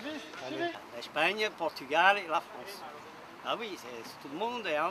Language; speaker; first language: French; non-native, learner; Portuguese